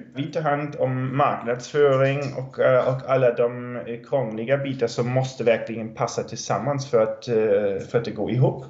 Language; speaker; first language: Swedish; non-native, fluent; German